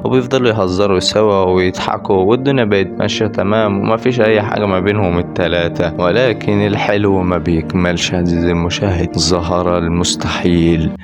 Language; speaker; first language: Arabic; native; Arabic